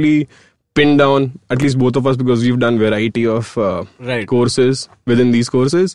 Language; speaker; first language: English; non-native, local second language; Gujarati